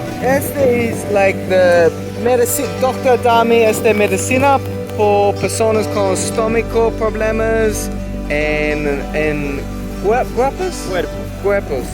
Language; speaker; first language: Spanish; non-native, learner; English